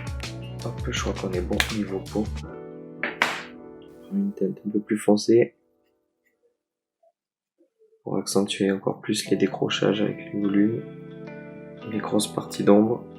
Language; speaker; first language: French; native; French